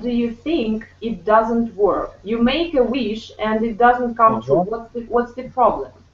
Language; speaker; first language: English; non-native, fluent; Russian